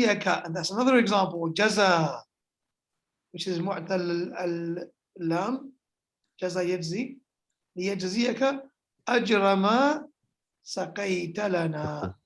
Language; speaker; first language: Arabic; non-native, fluent; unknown